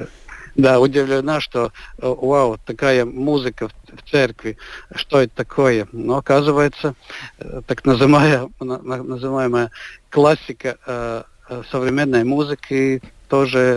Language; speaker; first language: Russian; non-native, local second language; Latvian